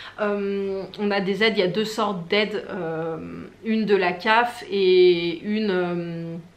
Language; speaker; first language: French; native; French